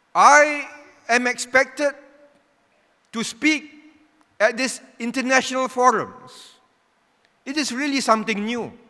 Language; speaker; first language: English; non-native, local second language; Malay